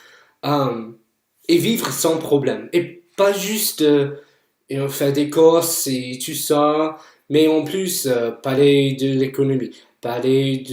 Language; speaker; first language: French; non-native, fluent; English